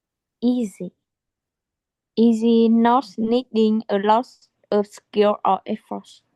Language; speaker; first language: English; non-native, learner; Vietnamese